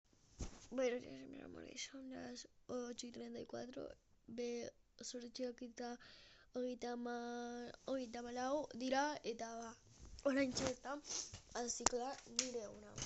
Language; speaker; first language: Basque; non-native, learner; Spanish